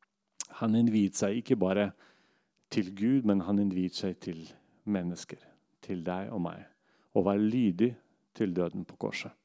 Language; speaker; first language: Norwegian; non-native, fluent; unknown